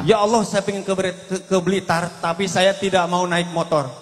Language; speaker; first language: Indonesian; non-native, local second language; Sundanese